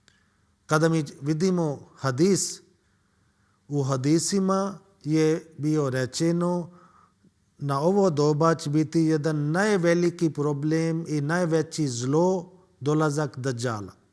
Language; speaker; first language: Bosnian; non-native, learner; Urdu